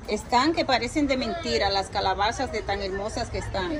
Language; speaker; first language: Spanish; native; Spanish